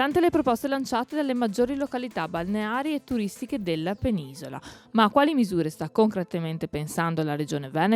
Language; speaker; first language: Italian; native; Italian